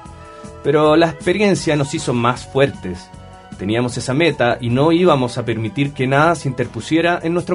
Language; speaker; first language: Spanish; native; Spanish